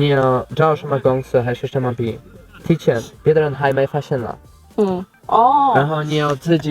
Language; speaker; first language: Chinese; non-native, learner; Polish